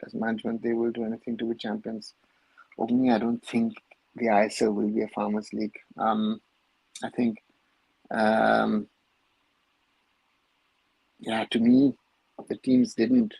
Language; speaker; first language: English; non-native, local second language; Bangla